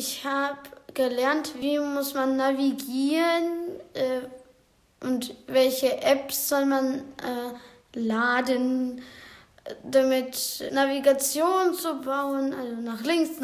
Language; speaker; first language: German; non-native, learner; Ukrainian